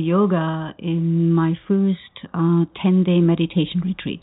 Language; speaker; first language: English; non-native, fluent; German